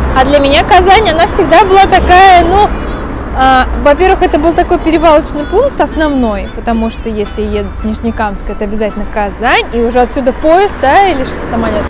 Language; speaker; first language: Russian; native; Russian